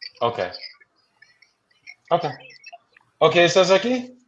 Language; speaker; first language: Spanish; non-native, learner; English